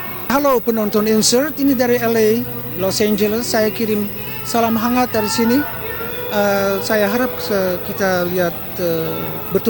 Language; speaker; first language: Indonesian; early bilingual, heritage; Indonesian